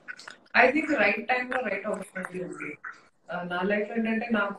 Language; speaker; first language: Telugu; non-native, fluent; Hindi